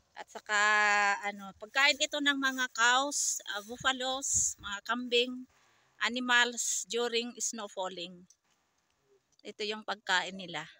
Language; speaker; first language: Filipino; non-native, local second language; Iloko